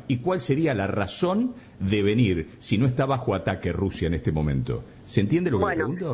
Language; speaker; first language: Spanish; native; Spanish